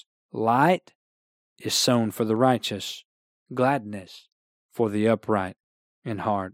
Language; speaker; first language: English; native; English